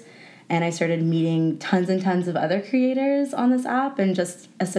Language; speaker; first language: English; native; English